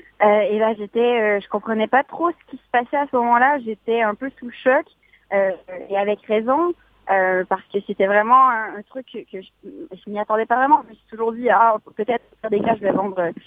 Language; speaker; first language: French; native; French